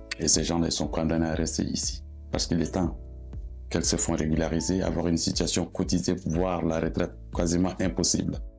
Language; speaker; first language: French; non-native, local second language; Bambara